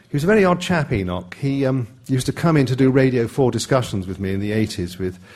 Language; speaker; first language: English; native; English